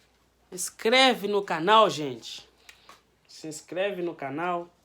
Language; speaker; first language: Portuguese; non-native, learner; Haitian Creole